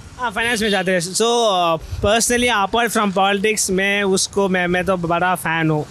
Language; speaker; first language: Hindi; non-native, local second language; Tamil